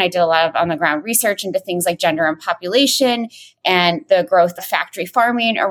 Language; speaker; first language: English; native; English